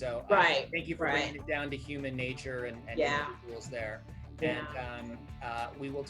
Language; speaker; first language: English; native; English